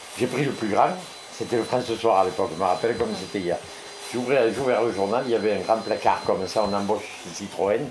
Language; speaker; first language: French; native; French